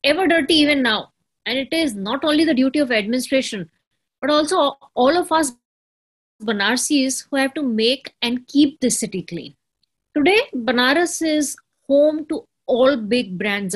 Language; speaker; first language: English; non-native, local second language; Hindi